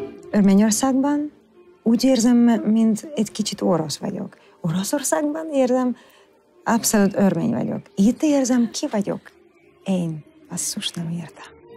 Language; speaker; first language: Hungarian; non-native, learner; Russian